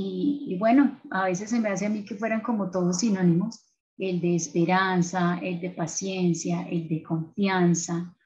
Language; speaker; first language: Spanish; native; Spanish